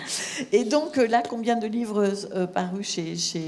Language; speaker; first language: French; native; French